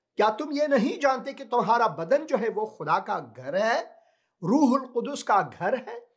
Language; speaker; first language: Urdu; non-native, local second language; Punjabi